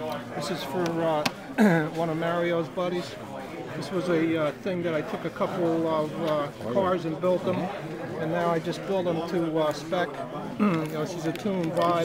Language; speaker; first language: English; native; English